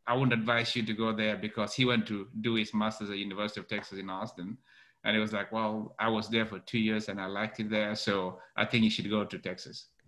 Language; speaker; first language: English; non-native, local second language; Kalenjin